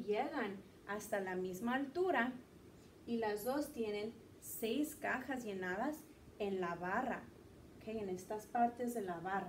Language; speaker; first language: Spanish; early bilingual, heritage; Spanish